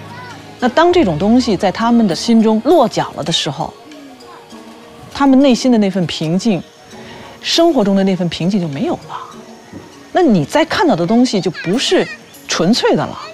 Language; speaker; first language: Chinese; native; Chinese